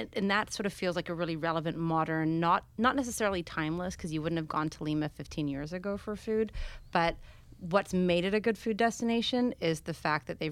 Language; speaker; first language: English; native; English